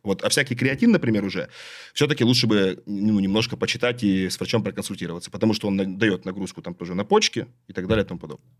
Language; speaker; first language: Russian; native; Russian